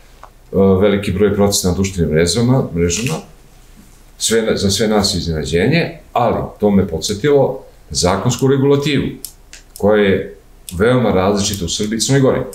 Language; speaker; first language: Croatian; native; Croatian